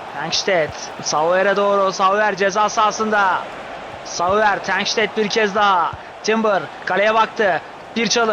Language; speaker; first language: Turkish; native; Turkish